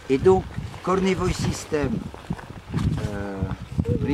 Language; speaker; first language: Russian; non-native, learner; French